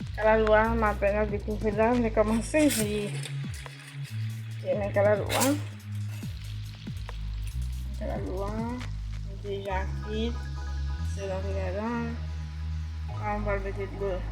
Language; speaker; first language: French; non-native, local second language; Haitian Creole